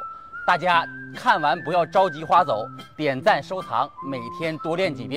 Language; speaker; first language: Chinese; native; Chinese